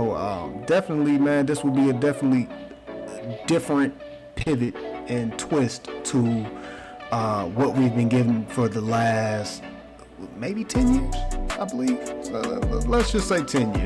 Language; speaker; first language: English; native; English